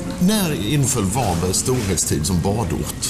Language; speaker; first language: Swedish; native; Swedish